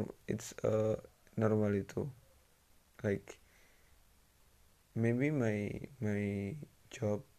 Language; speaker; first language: English; non-native, learner; Indonesian